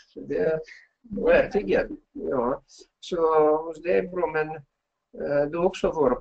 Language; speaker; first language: Swedish; non-native, fluent; Russian